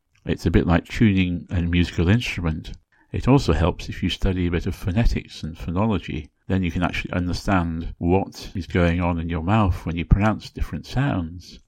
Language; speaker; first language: English; native; English